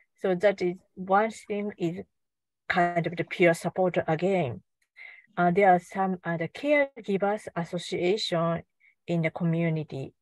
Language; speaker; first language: English; non-native, learner; Japanese